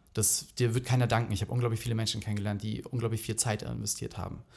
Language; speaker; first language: German; native; German